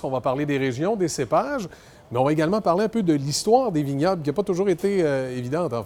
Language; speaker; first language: French; native; French